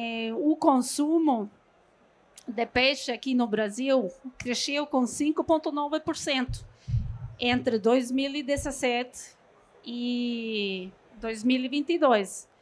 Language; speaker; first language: Portuguese; non-native, fluent; Norwegian